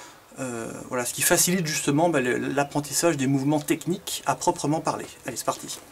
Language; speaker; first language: French; native; French